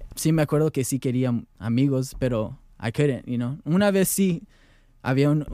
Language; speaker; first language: Spanish; early bilingual, heritage; Spanish